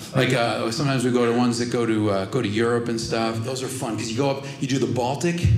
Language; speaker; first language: English; native; English